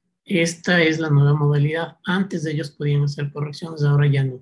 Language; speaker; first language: Spanish; native; Spanish